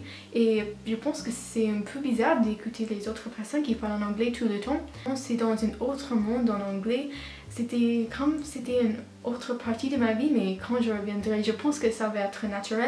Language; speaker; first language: French; non-native, learner; English